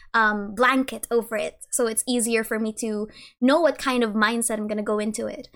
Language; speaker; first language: English; native; English